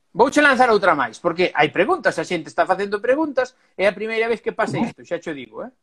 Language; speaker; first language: Galician; native; Galician